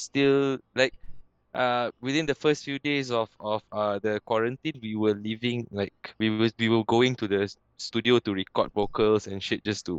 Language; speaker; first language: English; non-native, local second language; Malay